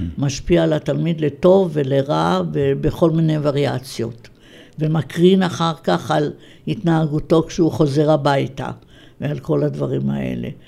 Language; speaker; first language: Hebrew; native; Hebrew